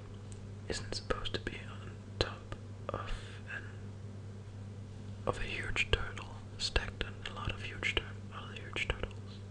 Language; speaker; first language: English; non-native, fluent; Danish